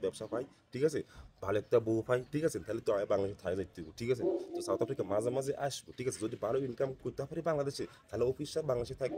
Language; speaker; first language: Bangla; non-native, learner; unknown